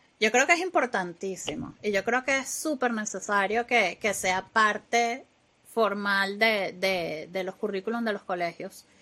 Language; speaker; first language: Spanish; native; Spanish